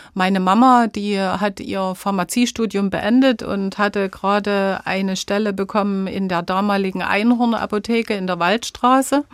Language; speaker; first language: German; native; German